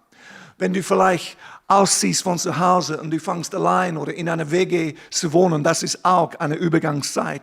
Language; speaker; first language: German; non-native, fluent; English